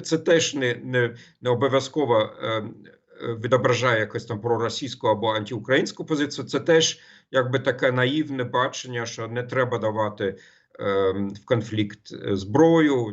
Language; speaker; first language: Ukrainian; non-native, fluent; German